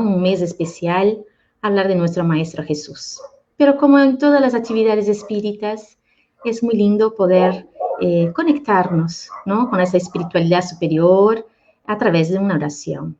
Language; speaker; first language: Spanish; native; Spanish